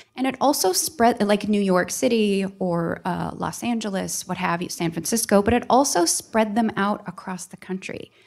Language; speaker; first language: English; native; English